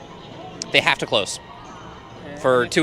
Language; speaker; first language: English; native; English